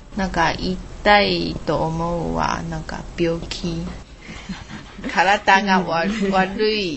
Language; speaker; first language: Japanese; non-native, learner; Chinese